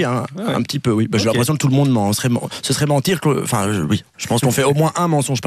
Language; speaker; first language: French; native; French